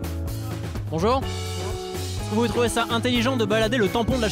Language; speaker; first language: French; native; French